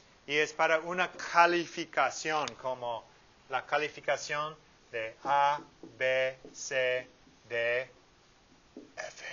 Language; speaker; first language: Spanish; non-native, fluent; English